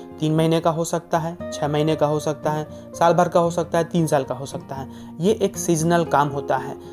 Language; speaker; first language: Hindi; native; Hindi